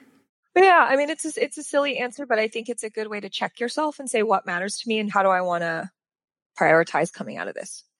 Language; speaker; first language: English; native; English